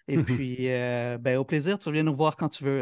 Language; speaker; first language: French; native; French